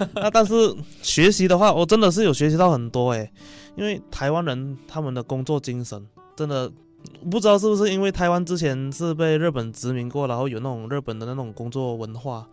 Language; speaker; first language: Chinese; native; Chinese